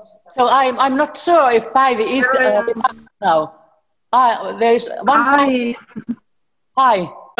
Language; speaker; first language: English; non-native, fluent; Finnish